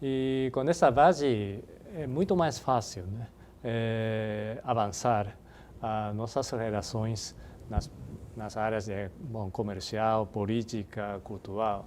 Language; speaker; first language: Portuguese; non-native, fluent; Japanese